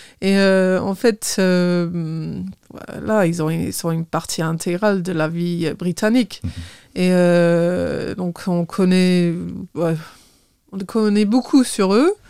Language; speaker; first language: French; non-native, fluent; English